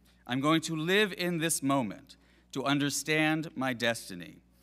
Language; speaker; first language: English; native; English